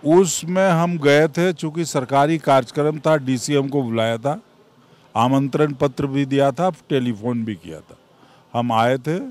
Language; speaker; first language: Hindi; native; Hindi